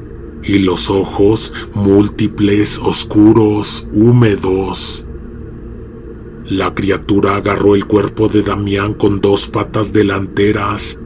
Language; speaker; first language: Spanish; native; Spanish